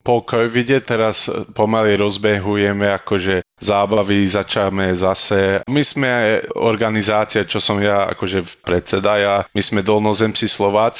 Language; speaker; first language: Slovak; early bilingual, heritage; Slovak